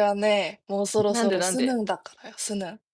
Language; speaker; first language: Japanese; non-native, fluent; Korean